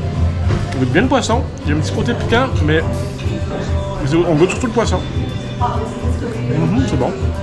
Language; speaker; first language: French; native; French